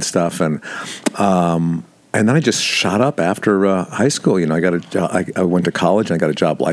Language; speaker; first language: English; native; English